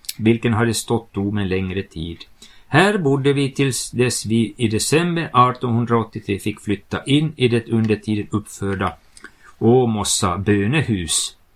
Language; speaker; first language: Swedish; native; Swedish